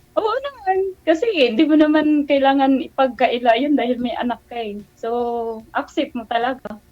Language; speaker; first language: Filipino; non-native, local second language; Hiligaynon